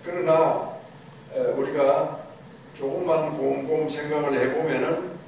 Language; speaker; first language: Korean; native; Korean